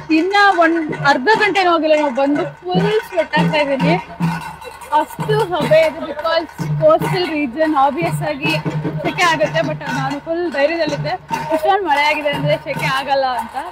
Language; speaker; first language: Kannada; native; Kannada